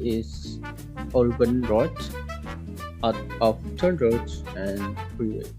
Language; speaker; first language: English; non-native, learner; Indonesian